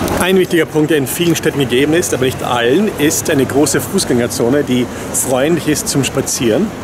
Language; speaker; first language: German; non-native, fluent; English